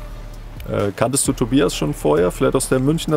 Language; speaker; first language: German; native; German